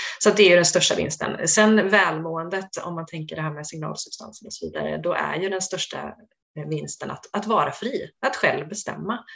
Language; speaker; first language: Swedish; native; Swedish